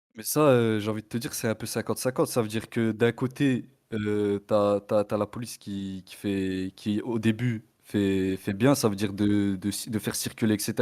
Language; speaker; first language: French; early bilingual, other home language; Arabic